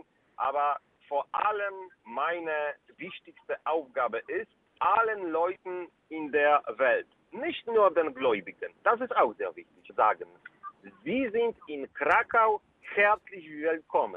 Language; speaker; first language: German; non-native, fluent; Polish